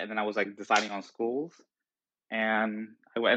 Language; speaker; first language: English; native; English